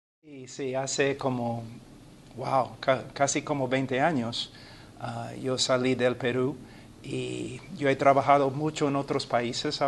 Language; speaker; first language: Spanish; non-native, fluent; English